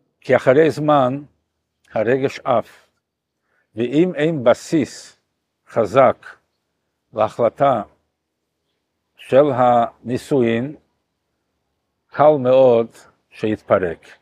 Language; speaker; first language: Hebrew; non-native, fluent; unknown